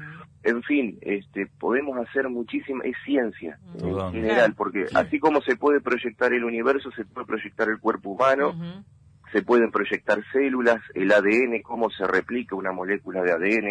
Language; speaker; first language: Spanish; native; Spanish